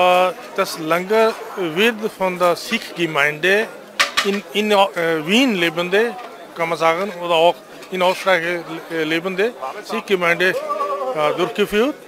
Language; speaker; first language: German; non-native, fluent; Punjabi